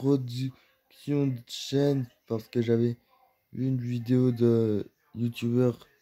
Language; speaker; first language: French; native; French